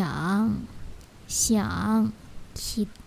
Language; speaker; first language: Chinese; non-native, fluent; Lao